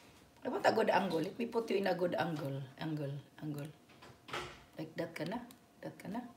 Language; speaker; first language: English; non-native, local second language; Filipino